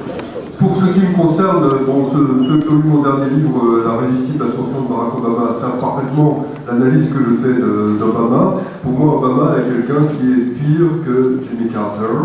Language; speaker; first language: French; native; French